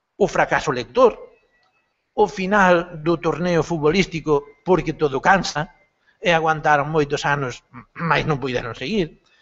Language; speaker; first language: Galician; native; Galician